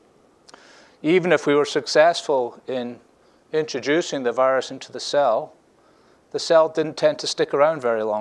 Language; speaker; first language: English; native; English